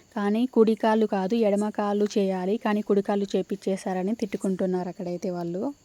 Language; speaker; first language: Telugu; non-native, local second language; Lambadi